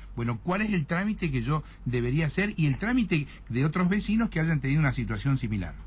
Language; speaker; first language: Spanish; native; Spanish